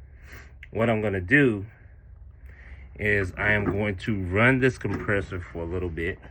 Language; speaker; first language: English; native; English